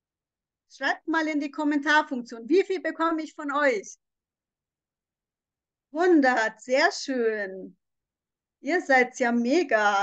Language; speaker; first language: German; native; German